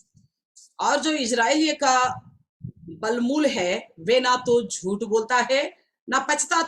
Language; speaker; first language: Hindi; non-native, local second language; Telugu